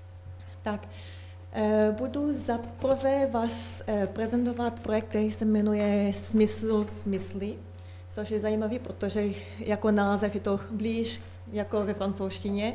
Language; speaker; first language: Czech; non-native, learner; French